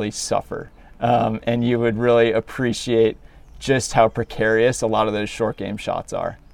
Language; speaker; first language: English; native; English